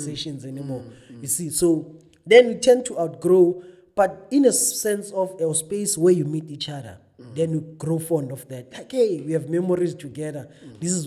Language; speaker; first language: English; non-native, local second language; Zulu